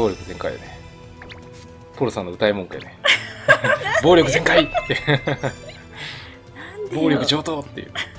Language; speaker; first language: Japanese; native; Japanese